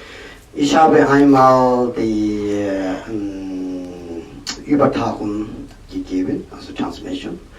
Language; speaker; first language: German; non-native, learner; Tibetan